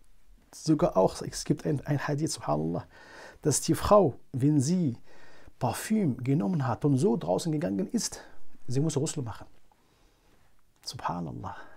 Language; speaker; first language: German; non-native, fluent; Arabic